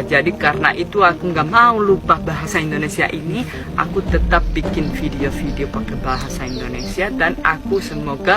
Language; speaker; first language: Indonesian; non-native, fluent; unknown